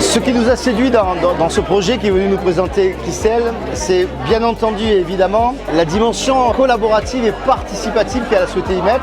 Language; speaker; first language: French; native; French